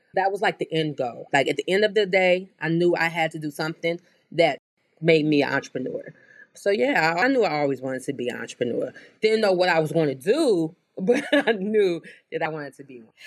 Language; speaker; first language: English; native; English